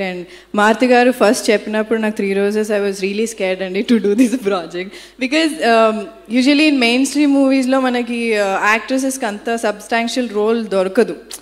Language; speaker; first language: English; non-native, local second language; Telugu